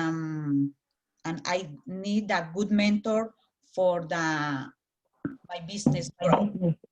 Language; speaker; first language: English; non-native, learner; Spanish